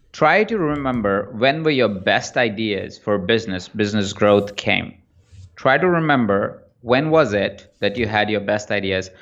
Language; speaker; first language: English; non-native, local second language; Hindi